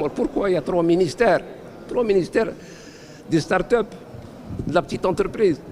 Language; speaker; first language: French; non-native, local second language; Arabic